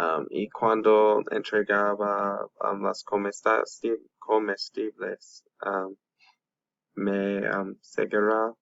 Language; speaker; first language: Spanish; non-native, learner; English